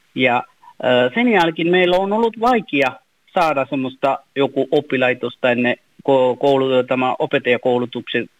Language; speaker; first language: Finnish; non-native, fluent; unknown